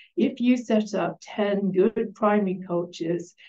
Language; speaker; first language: English; native; English